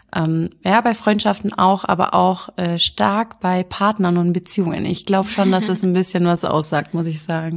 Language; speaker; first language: German; early bilingual, other home language; Arabic